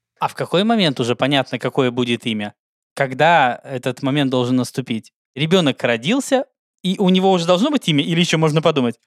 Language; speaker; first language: Russian; native; Russian